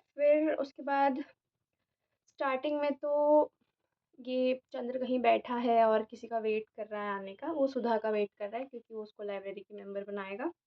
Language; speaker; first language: Hindi; native; Hindi